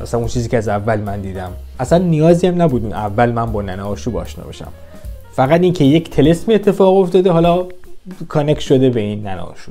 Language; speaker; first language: Persian; native; Persian